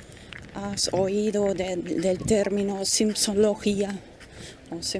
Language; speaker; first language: Spanish; non-native, fluent; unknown